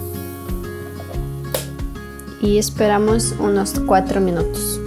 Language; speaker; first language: Spanish; non-native, fluent; Ukrainian